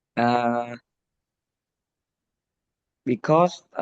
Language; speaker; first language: English; non-native, learner; Vietnamese